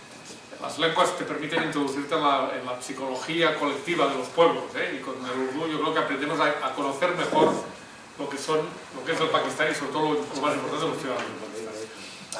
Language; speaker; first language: Spanish; native; Spanish